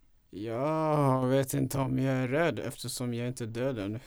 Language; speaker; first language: Swedish; non-native, fluent; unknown